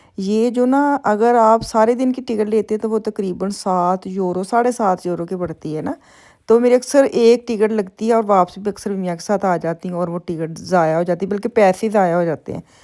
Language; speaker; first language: Urdu; non-native, local second language; Punjabi